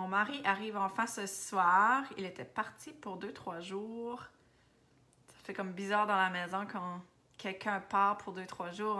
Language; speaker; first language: French; native; French